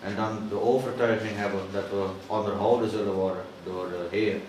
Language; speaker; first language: Dutch; native; Dutch